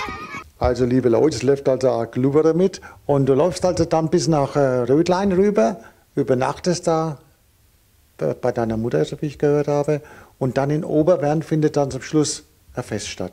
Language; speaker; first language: German; native; German